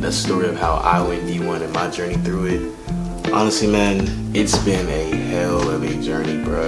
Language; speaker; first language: English; native; English